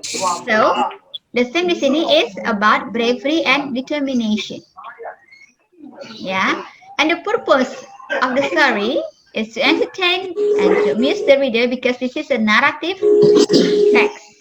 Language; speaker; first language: English; non-native, fluent; Indonesian